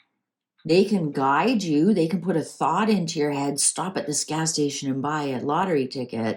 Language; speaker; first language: English; native; English